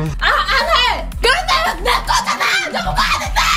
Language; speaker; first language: Korean; non-native, learner; Vietnamese